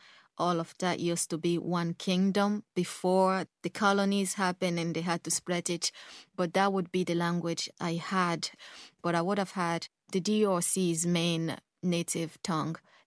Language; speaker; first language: English; early bilingual, other home language; Kongo